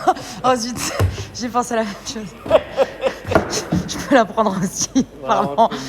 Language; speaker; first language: French; native; French